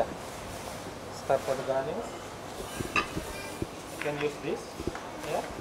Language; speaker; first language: English; non-native, learner; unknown